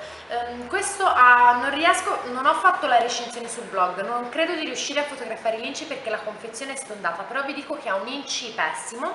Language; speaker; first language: Italian; native; Italian